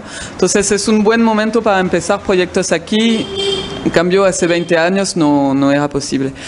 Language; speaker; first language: Spanish; non-native, fluent; French